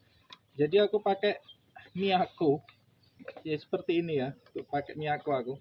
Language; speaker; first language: Indonesian; native; Indonesian